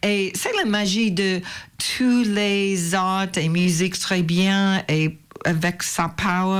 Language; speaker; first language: French; non-native, learner; English